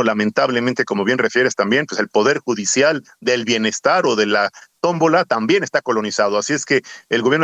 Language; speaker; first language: Spanish; native; Spanish